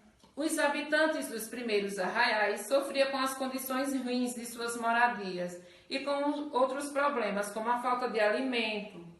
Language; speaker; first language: Portuguese; native; Portuguese